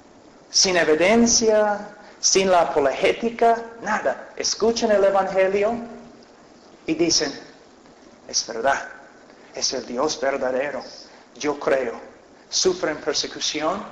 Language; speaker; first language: Spanish; non-native, fluent; English